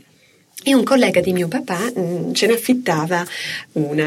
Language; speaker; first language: Italian; native; Italian